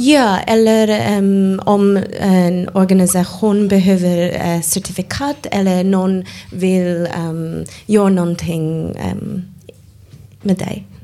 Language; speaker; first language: Swedish; non-native, learner; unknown